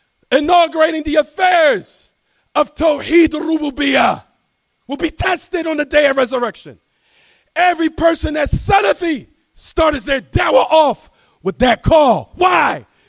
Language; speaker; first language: English; native; English